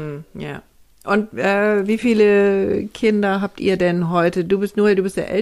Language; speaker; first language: German; native; German